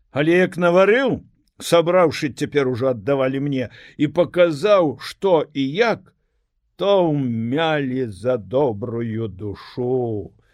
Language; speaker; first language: Belarusian; non-native, local second language; Russian